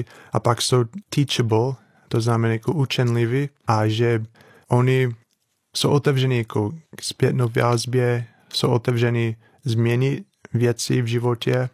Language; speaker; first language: Czech; non-native, fluent; English